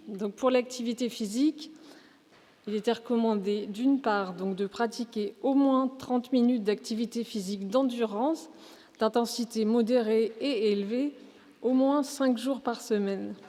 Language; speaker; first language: French; native; French